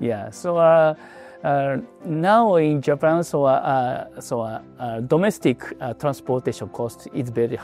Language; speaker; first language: English; non-native, learner; Japanese